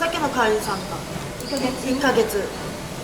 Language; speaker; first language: Japanese; native; Japanese